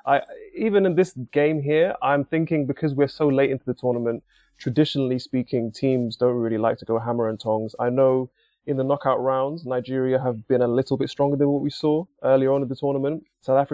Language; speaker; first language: English; native; English